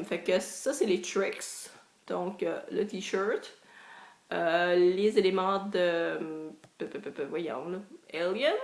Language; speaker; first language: French; native; French